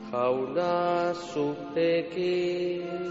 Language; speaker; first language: Basque; native; Basque